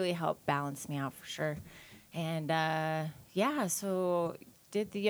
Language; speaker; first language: English; native; English